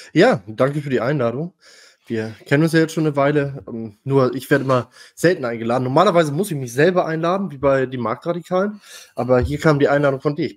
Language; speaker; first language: German; native; German